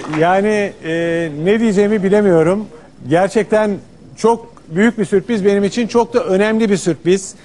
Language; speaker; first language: Turkish; native; Turkish